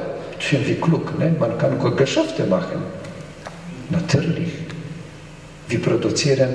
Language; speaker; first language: German; non-native, fluent; Polish